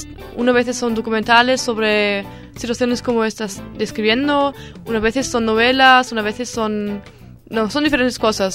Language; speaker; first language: Spanish; non-native, learner; German